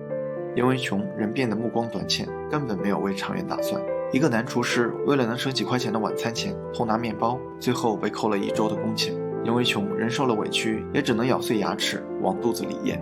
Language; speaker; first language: Chinese; native; Chinese